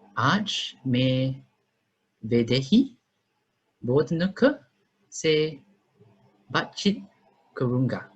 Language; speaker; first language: Hindi; non-native, learner; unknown